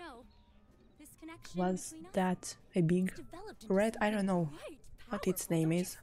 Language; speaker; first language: English; non-native, fluent; Romanian